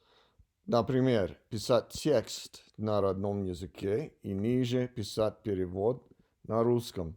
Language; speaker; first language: Russian; non-native, learner; English